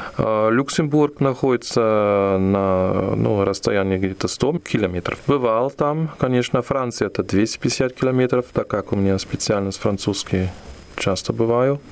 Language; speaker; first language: Russian; non-native, fluent; German